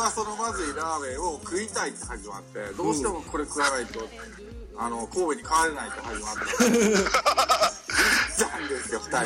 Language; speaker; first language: Japanese; native; Japanese